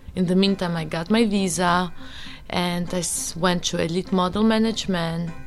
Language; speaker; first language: English; early bilingual, other home language; Albanian